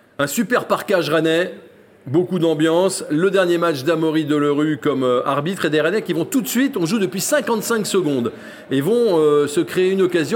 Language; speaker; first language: French; native; French